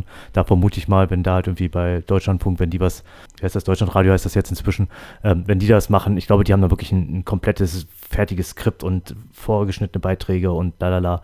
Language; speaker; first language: German; native; German